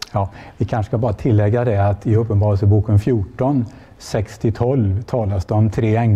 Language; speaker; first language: Swedish; native; Swedish